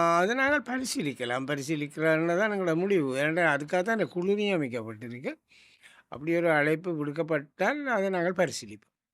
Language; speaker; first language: Tamil; native; Tamil